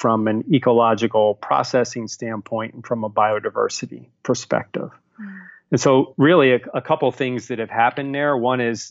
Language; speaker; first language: English; native; English